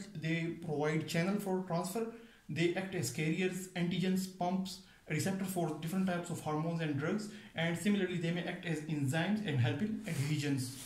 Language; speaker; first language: English; non-native, local second language; Pashto